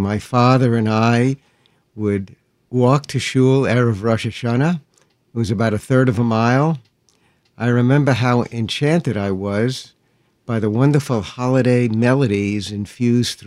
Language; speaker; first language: English; native; English